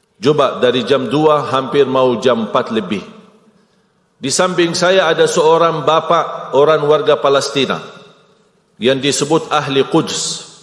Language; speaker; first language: Malay; non-native, fluent; Arabic